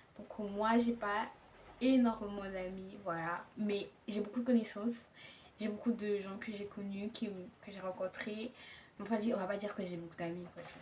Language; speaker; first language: French; native; French